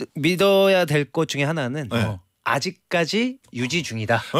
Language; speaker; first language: Korean; native; Korean